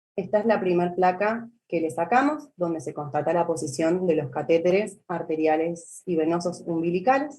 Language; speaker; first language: Spanish; native; Spanish